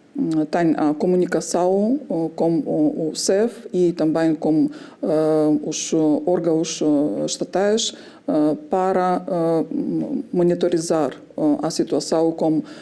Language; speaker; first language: Portuguese; non-native, fluent; Ukrainian